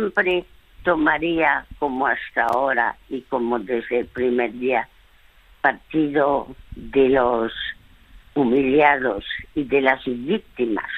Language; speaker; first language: Spanish; early bilingual, other home language; French